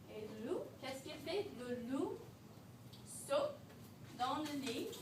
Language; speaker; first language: French; non-native, fluent; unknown